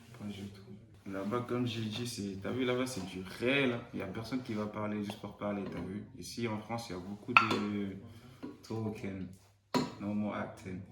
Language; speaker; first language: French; non-native, fluent; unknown